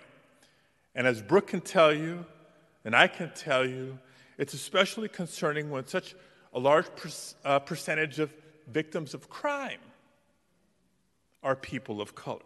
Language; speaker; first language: English; native; English